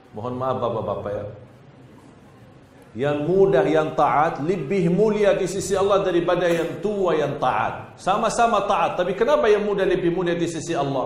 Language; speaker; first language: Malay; non-native, fluent; Arabic